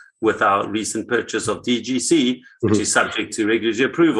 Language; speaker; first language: English; native; English